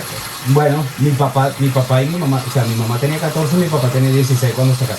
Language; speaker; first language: Spanish; native; Spanish